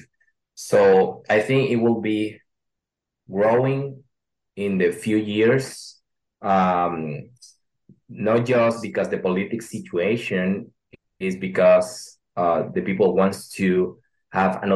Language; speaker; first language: English; non-native, learner; Spanish